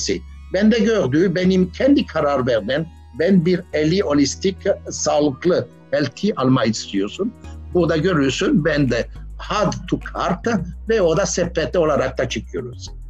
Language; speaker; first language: Turkish; non-native, learner; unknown